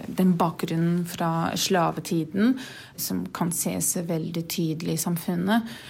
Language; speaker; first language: Norwegian; non-native, fluent; Portuguese